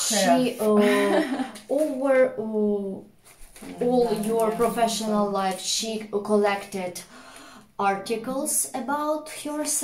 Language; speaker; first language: English; non-native, fluent; Russian